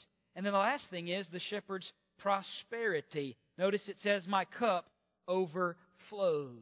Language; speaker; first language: English; native; English